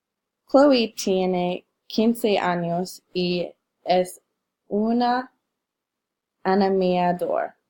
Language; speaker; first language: Spanish; non-native, learner; English